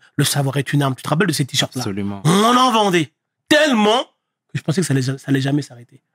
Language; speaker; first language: French; native; French